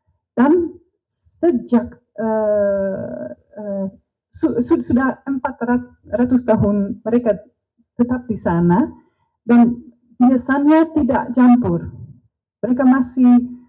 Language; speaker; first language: Indonesian; non-native, learner; Dutch